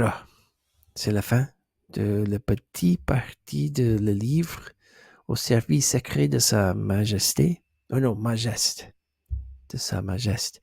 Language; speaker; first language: French; non-native, learner; English